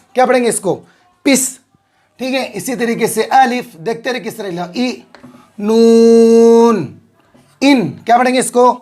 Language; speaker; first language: Hindi; native; Hindi